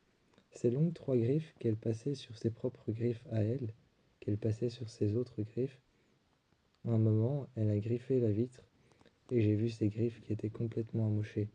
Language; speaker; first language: French; native; French